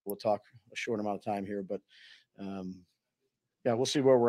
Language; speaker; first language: English; native; English